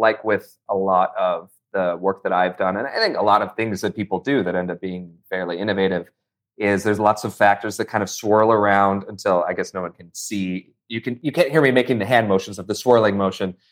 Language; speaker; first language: English; native; English